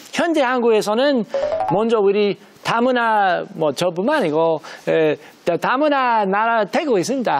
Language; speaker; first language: Korean; non-native, fluent; English